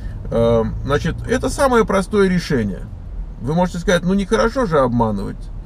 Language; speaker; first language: Russian; native; Russian